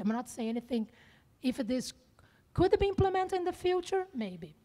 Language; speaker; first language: English; non-native, fluent; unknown